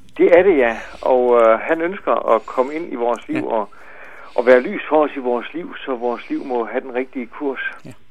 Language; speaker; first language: Danish; native; Danish